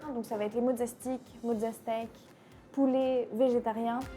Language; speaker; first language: French; native; French